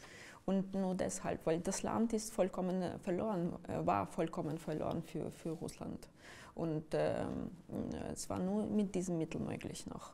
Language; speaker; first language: German; non-native, fluent; Ukrainian